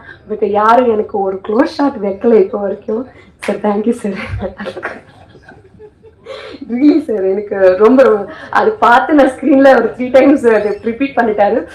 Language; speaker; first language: Tamil; non-native, fluent; Telugu